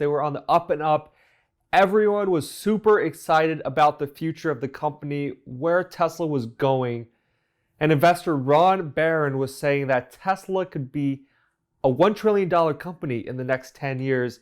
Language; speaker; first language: English; native; English